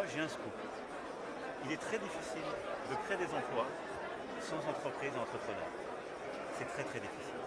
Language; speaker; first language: French; native; French